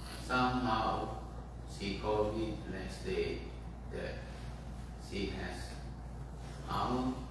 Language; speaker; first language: English; non-native, fluent; Indonesian